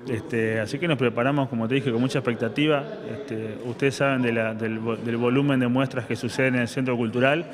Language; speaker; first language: Spanish; native; Spanish